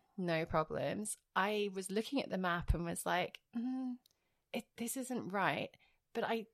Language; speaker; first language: English; native; English